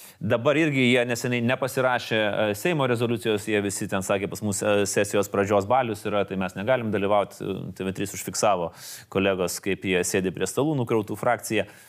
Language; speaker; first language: Lithuanian; native; Lithuanian